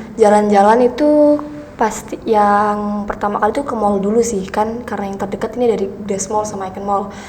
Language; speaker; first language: Indonesian; native; Indonesian